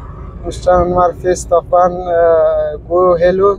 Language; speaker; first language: English; non-native, learner; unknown